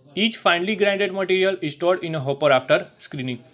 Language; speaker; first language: English; non-native, local second language; Gujarati